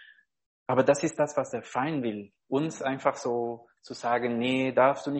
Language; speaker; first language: German; non-native, fluent; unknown